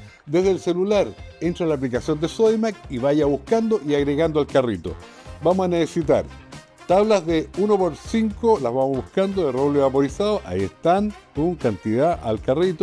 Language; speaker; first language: Spanish; native; Spanish